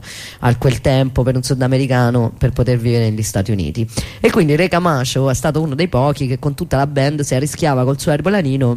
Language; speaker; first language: Italian; native; Italian